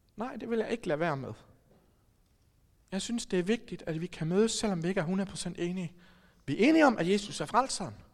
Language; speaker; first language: Danish; native; Danish